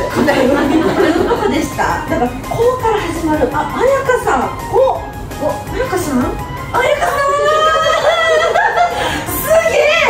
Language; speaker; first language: Japanese; native; Japanese